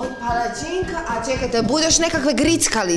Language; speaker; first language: Croatian; native; Croatian